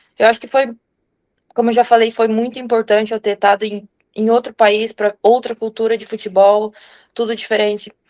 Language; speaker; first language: Portuguese; native; Portuguese